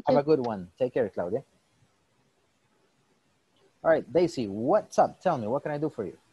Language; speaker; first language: English; non-native, fluent; Spanish